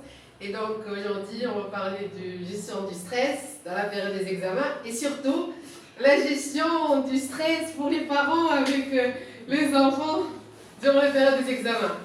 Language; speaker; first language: French; non-native, local second language; Arabic